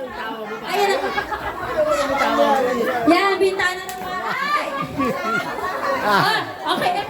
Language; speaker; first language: Filipino; native; Filipino